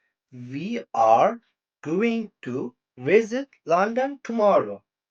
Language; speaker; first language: English; non-native, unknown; Turkish